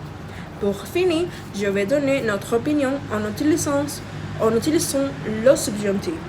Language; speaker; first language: French; non-native, fluent; Spanish